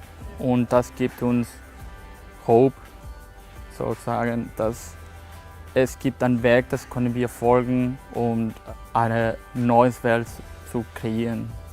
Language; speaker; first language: German; non-native, fluent; Spanish